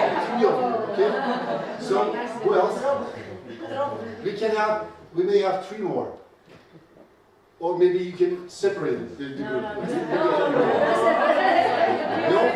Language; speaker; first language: English; non-native, fluent; Turkish